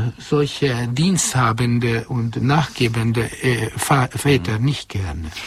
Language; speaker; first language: German; non-native, fluent; Hungarian